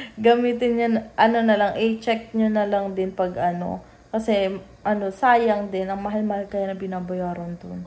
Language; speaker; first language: Filipino; native; Filipino